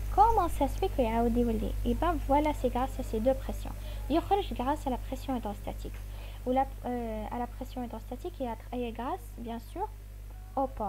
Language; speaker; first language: French; non-native, local second language; Arabic